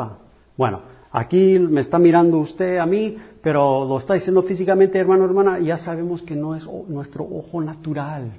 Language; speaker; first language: Spanish; early bilingual, heritage; English